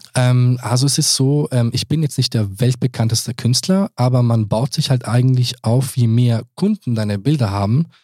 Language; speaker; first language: German; early bilingual, other home language; Serbian